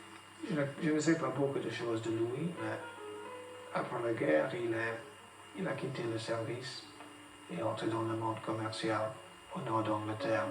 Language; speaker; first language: French; non-native, fluent; English